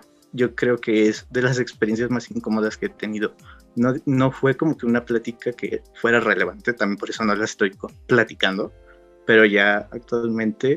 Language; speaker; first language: Spanish; native; Spanish